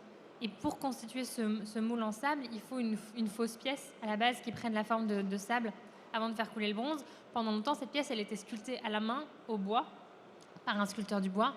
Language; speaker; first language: French; native; French